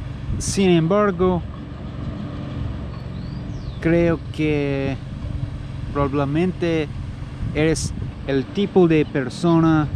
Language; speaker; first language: Spanish; non-native, learner; English